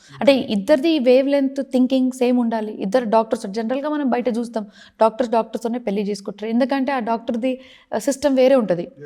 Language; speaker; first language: Telugu; non-native, local second language; Kannada